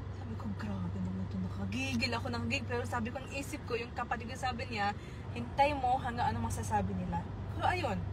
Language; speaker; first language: Filipino; early bilingual, heritage; Filipino